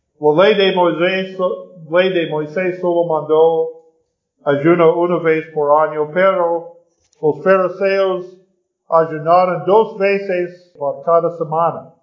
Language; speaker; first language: Spanish; non-native, learner; English